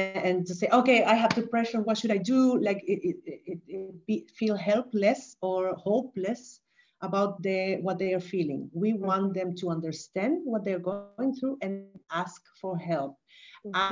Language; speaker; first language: English; non-native, fluent; Spanish